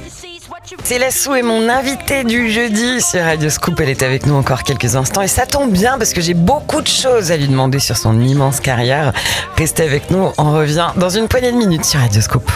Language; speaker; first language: French; native; French